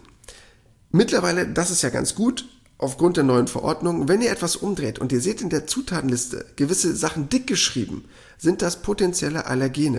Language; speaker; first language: German; native; German